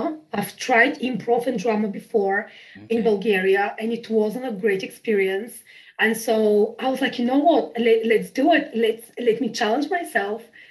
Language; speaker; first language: English; non-native, fluent; Bulgarian